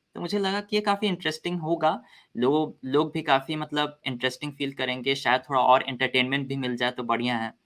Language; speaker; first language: Hindi; early bilingual, other home language; Korean